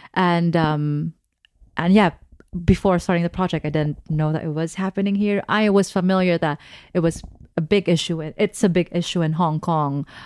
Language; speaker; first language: English; non-native, local second language; Filipino